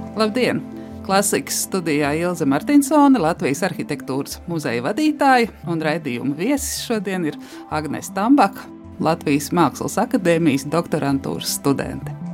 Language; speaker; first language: Latvian; native; Latvian